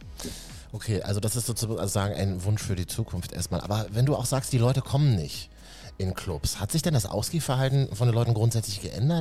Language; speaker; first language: German; native; German